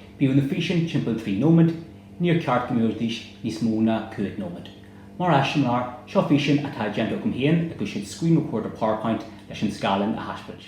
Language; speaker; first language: Irish; native; Irish